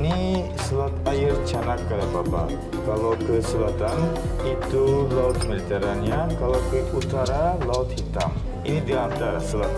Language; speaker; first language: Indonesian; non-native, learner; Turkish